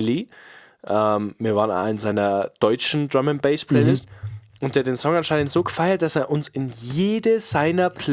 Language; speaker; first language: German; native; German